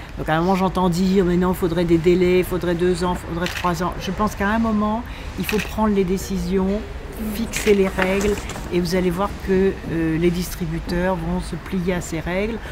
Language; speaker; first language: French; native; French